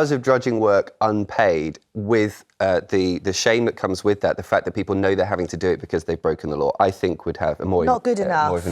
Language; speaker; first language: English; native; English